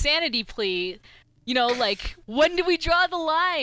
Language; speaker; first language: English; early bilingual, other home language; Persian